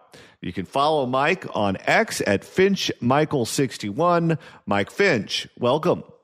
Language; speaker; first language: English; native; English